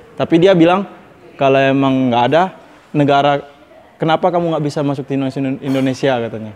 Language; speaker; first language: Indonesian; native; Indonesian